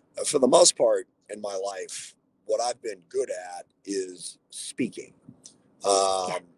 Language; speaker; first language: English; native; English